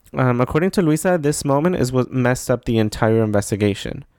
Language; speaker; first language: English; native; English